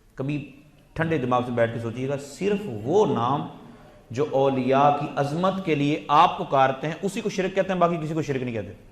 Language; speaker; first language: Urdu; native; Urdu